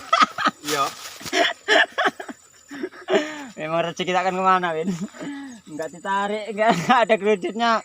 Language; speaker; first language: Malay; non-native, local second language; Javanese